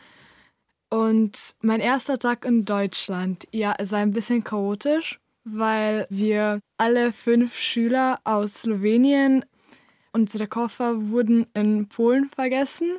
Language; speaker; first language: German; non-native, fluent; Slovenian